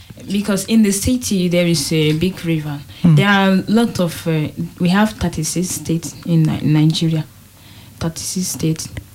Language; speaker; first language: English; non-native, local second language; Bini